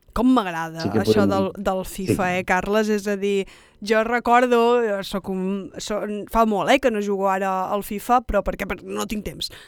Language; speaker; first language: Catalan; native; Catalan